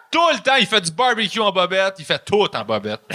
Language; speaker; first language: French; native; French